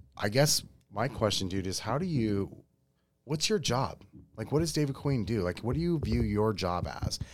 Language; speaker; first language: English; native; English